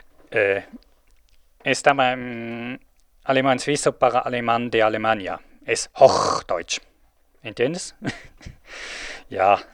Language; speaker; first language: Spanish; non-native, learner; Swiss German